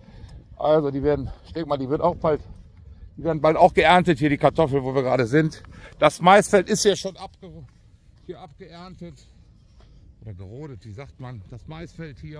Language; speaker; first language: German; native; German